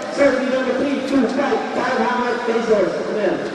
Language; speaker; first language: Filipino; native; Filipino